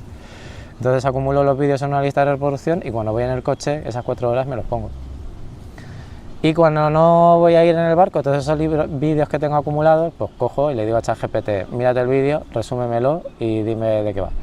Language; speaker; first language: Spanish; native; Spanish